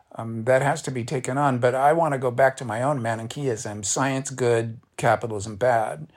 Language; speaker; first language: English; native; English